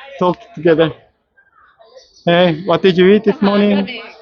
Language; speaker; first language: English; non-native, learner; Korean